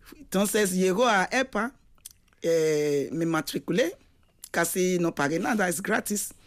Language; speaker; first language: Spanish; non-native, learner; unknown